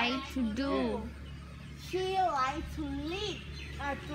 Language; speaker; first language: English; non-native, learner; Thai